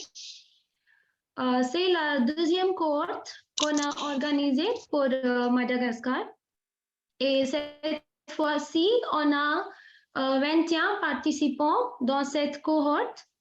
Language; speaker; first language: French; non-native, fluent; Hindi